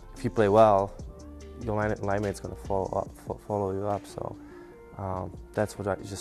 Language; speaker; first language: English; non-native, fluent; Czech